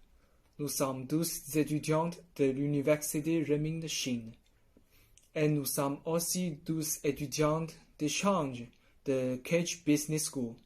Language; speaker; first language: French; non-native, learner; Chinese